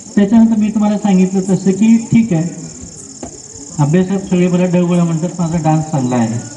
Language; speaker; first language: Marathi; native; Marathi